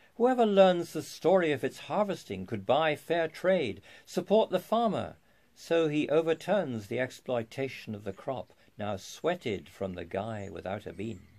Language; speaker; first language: English; native; English